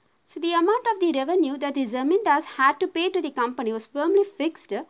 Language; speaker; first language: English; non-native, local second language; Tamil